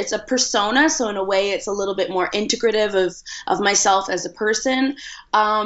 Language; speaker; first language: English; native; English